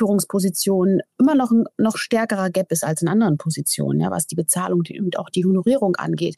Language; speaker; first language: German; native; German